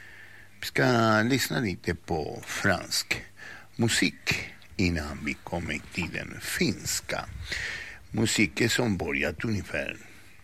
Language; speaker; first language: Swedish; non-native, fluent; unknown